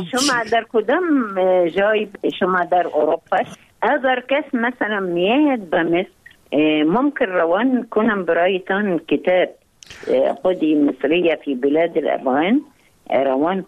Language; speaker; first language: Persian; non-native, fluent; Arabic